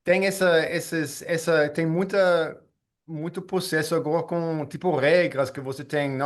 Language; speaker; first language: Portuguese; non-native, fluent; English